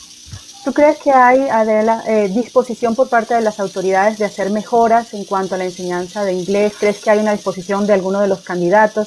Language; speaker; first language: Spanish; native; Spanish